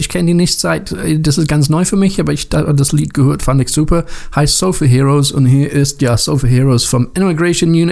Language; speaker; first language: German; non-native, learner; English